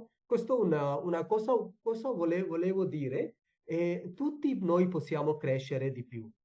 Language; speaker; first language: Italian; non-native, fluent; Tamil